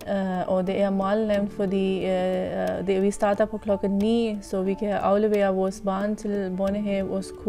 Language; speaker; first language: Danish; non-native, local second language; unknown